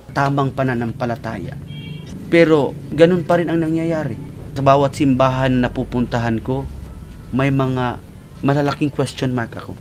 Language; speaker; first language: Filipino; non-native, local second language; Cebuano